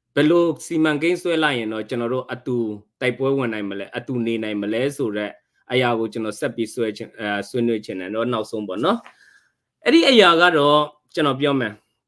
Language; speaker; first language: Burmese; non-native, local second language; Hakha Chin